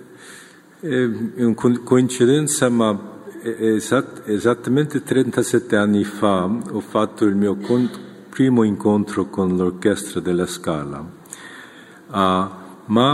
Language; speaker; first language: Italian; non-native, fluent; Korean